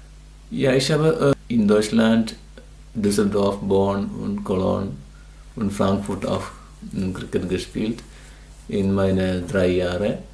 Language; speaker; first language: German; non-native, learner; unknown